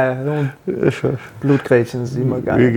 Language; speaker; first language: German; non-native, learner; Danish